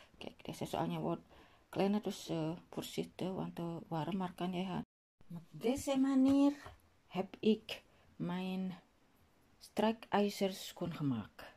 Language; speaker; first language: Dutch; non-native, learner; Indonesian